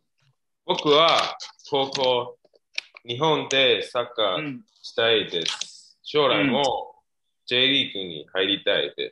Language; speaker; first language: Japanese; non-native, learner; Chinese